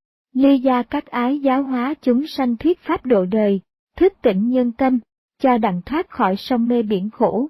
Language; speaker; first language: Vietnamese; native; Vietnamese